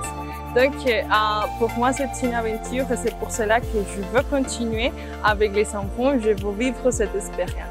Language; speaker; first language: French; non-native, fluent; Spanish